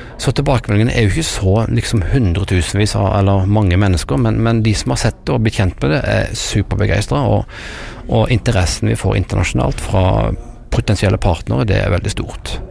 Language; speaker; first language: Norwegian; native; Norwegian